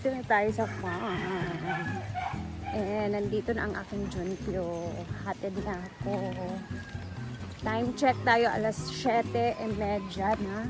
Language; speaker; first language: Filipino; non-native, local second language; Cebuano